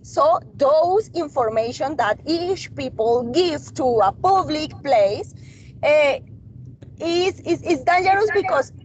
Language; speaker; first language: English; non-native, learner; Spanish